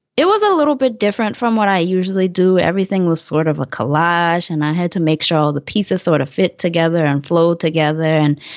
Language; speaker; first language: English; native; English